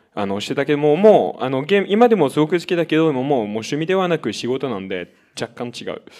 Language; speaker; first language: Japanese; non-native, fluent; French